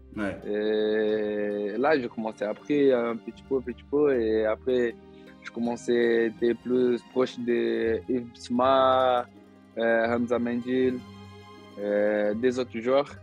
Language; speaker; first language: French; non-native, learner; Portuguese